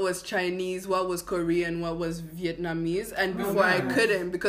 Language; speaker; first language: English; non-native, local second language; Kinyarwanda